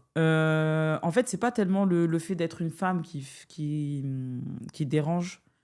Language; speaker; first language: French; native; French